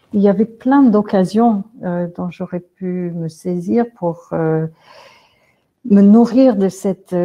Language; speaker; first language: French; non-native, fluent; English